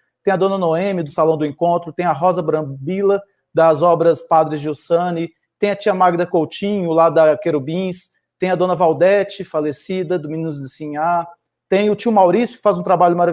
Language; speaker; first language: Portuguese; native; Portuguese